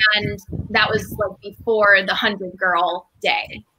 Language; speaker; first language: English; native; English